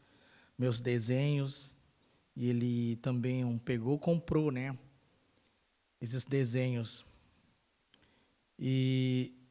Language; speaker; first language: Portuguese; non-native, local second language; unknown